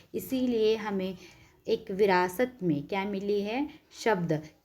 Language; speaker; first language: Hindi; non-native, local second language; Marathi